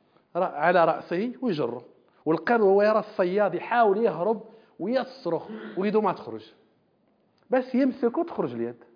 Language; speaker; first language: Arabic; native; Arabic